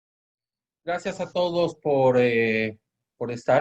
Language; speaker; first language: Spanish; native; Spanish